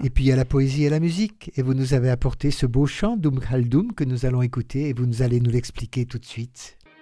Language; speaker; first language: French; native; French